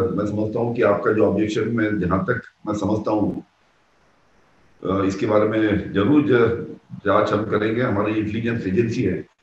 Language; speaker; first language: Hindi; non-native, local second language; Marathi